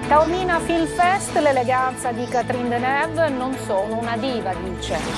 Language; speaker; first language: Italian; native; Italian